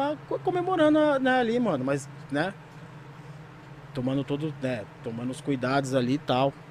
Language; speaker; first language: Portuguese; native; Portuguese